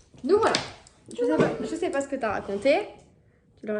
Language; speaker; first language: French; native; French